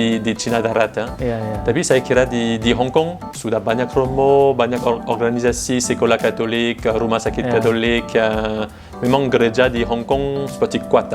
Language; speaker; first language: Indonesian; non-native, fluent; French